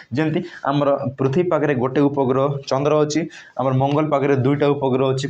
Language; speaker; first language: Odia; non-native, local second language; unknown